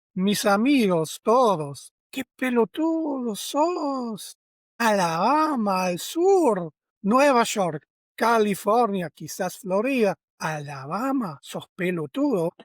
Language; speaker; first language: Spanish; non-native, fluent; German